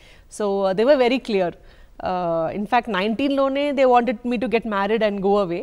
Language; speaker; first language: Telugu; non-native, local second language; Malayalam